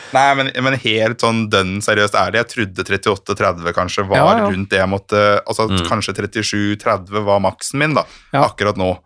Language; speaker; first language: Norwegian; native; Norwegian